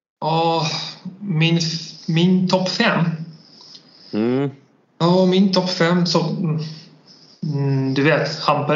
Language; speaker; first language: Swedish; non-native, learner; Polish